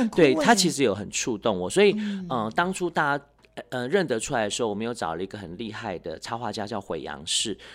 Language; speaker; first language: Chinese; non-native, local second language; Hakka Chinese